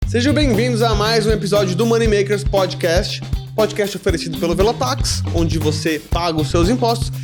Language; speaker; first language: Portuguese; native; Portuguese